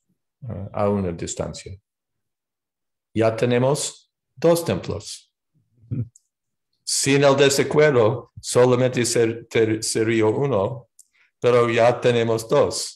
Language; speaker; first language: Spanish; non-native, learner; English